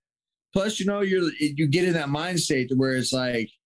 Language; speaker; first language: English; native; English